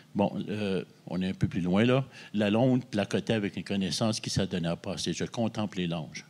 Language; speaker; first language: French; native; French